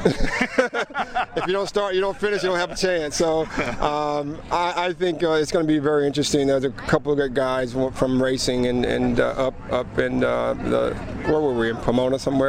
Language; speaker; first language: English; native; English